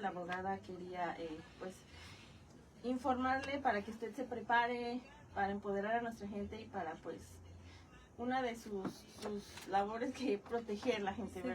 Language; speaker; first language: Spanish; native; Spanish